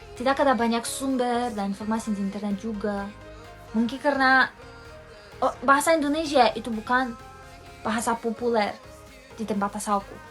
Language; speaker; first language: Indonesian; non-native, fluent; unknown